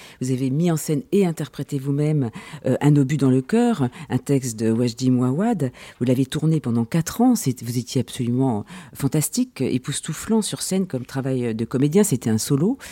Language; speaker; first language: French; native; French